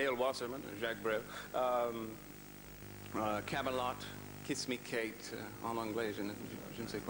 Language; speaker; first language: French; non-native, learner; English